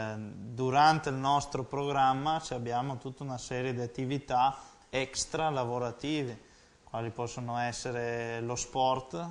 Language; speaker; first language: Italian; native; Italian